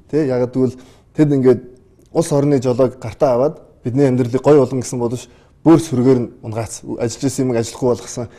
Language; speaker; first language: Mongolian; native; Mongolian